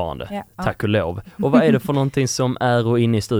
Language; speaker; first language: Swedish; native; Swedish